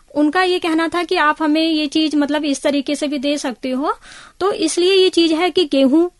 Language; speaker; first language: Hindi; native; Hindi